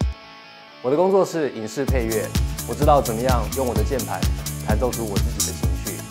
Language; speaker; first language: Chinese; native; Chinese